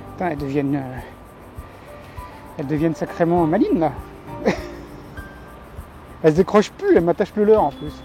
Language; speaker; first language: French; native; French